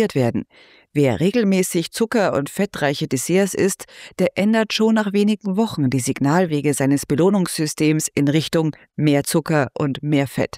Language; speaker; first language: German; native; German